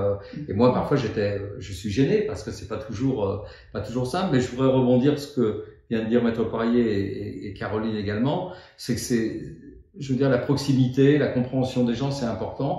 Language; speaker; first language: French; native; French